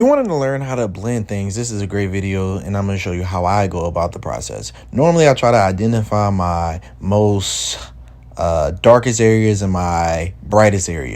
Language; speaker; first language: English; native; English